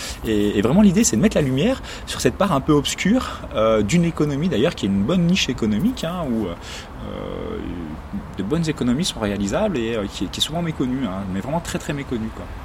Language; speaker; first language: French; native; French